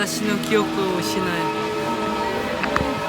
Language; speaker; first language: Japanese; non-native, fluent; Korean